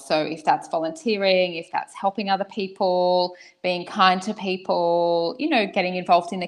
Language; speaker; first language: English; native; English